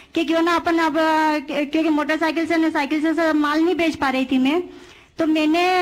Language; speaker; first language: Hindi; native; Hindi